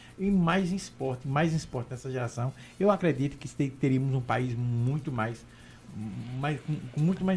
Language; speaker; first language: Portuguese; native; Portuguese